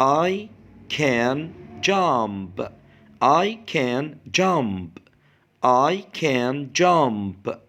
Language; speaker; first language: English; non-native, fluent; Arabic